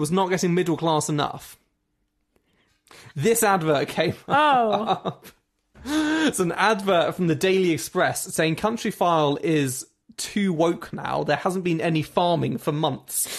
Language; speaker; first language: English; native; English